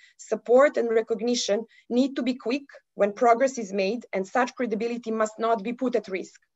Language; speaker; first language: English; non-native, fluent; Serbian